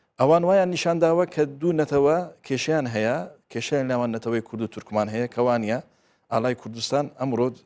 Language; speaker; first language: Central Kurdish; non-native, local second language; Turkish